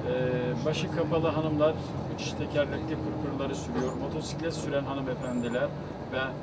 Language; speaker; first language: Turkish; native; Turkish